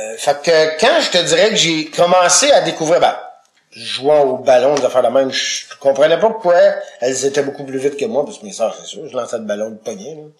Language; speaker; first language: French; native; French